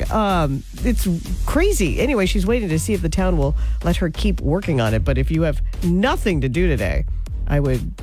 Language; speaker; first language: English; native; English